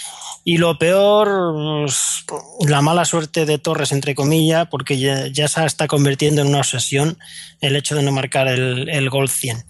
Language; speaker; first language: Spanish; native; Spanish